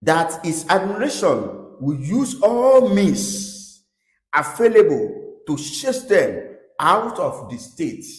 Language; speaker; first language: English; non-native, local second language; Yoruba